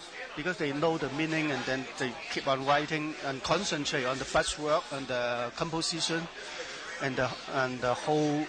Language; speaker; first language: English; non-native, learner; Chinese